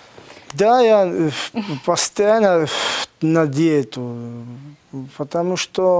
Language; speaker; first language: Russian; non-native, learner; Georgian